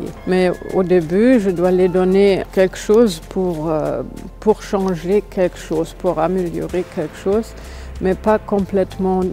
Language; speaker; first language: French; non-native, fluent; German